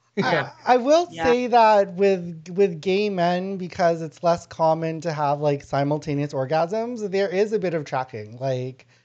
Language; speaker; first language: English; non-native, fluent; Lao